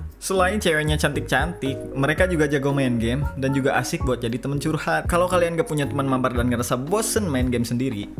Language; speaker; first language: English; non-native, fluent; Indonesian